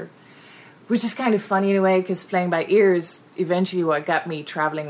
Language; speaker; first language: English; non-native, fluent; Dutch